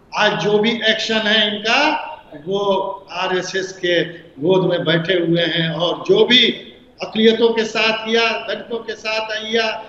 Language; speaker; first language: Hindi; native; Hindi